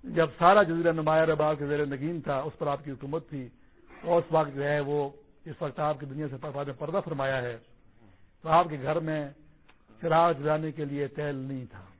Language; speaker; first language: Urdu; non-native, local second language; Pashto